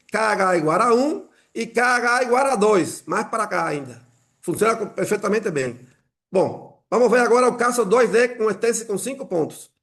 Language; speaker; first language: Portuguese; non-native, fluent; Spanish